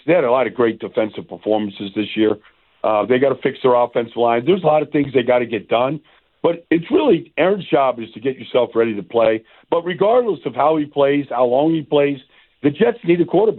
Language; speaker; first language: English; native; English